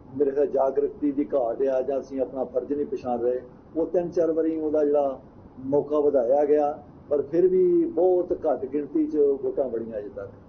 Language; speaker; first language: Punjabi; native; Punjabi